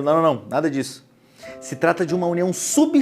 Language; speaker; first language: Portuguese; native; Portuguese